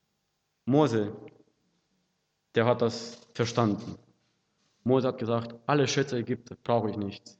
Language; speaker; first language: German; non-native, fluent; Russian